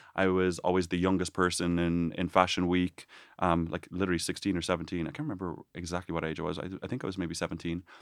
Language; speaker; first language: English; native; English